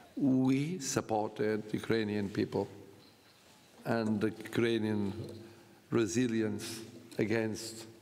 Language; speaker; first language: English; non-native, fluent; Portuguese